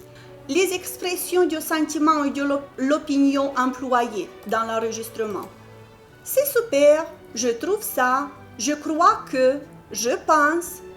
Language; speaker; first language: French; non-native, fluent; Romanian